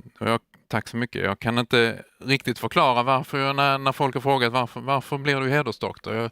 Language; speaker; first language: Swedish; native; Swedish